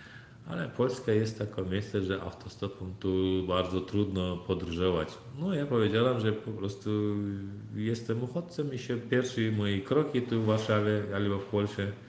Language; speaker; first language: Polish; non-native, learner; Turkmen